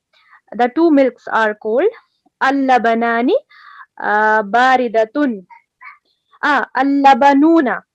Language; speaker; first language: English; non-native, learner; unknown